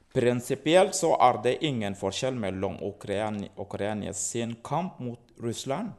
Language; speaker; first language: Norwegian; non-native, fluent; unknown